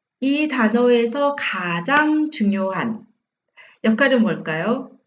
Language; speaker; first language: Korean; native; Korean